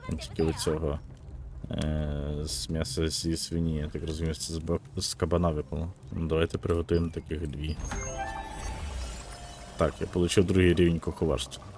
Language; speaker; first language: Ukrainian; native; Ukrainian